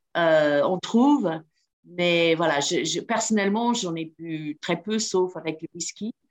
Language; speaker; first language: French; non-native, fluent; English